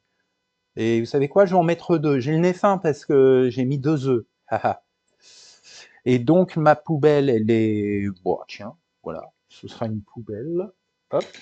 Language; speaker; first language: French; native; French